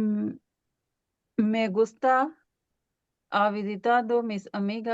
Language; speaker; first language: Spanish; non-native, learner; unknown